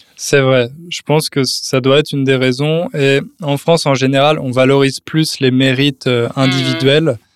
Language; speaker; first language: French; native; French